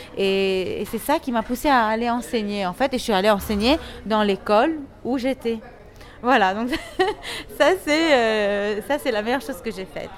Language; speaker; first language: French; non-native, local second language; Arabic